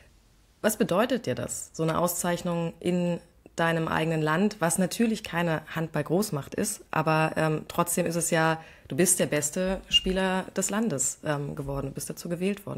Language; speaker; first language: German; native; German